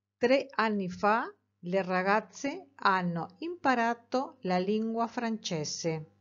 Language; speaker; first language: Italian; non-native, fluent; Spanish